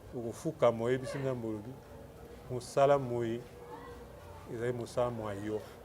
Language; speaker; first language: Lingala; native; Lingala